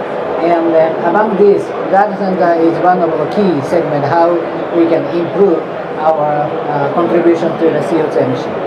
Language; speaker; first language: English; non-native, fluent; Japanese